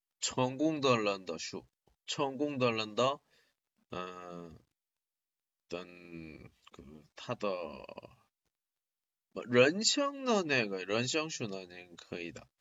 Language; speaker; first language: Chinese; non-native, learner; Korean